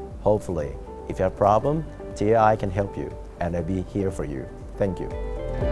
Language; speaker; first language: English; non-native, fluent; Thai